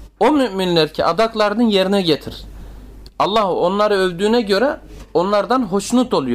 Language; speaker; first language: Turkish; native; Turkish